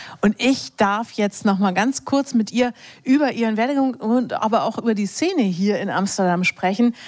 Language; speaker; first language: German; native; German